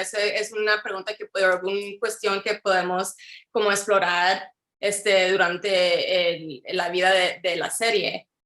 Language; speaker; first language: Spanish; early bilingual, heritage; Spanish